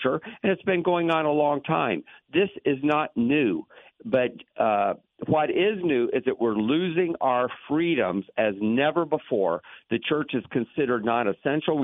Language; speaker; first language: English; native; English